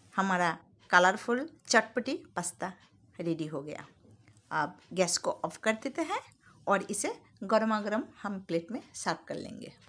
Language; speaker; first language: Hindi; non-native, local second language; Bangla